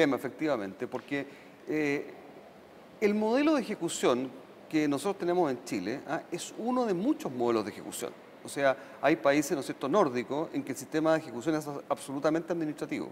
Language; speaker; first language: Spanish; native; Spanish